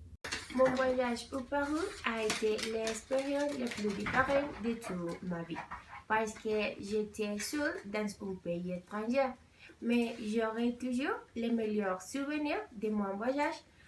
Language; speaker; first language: French; non-native, learner; Spanish